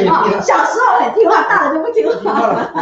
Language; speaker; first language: Chinese; native; Chinese